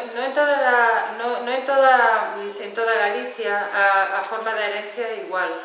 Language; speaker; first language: Spanish; non-native, local second language; Galician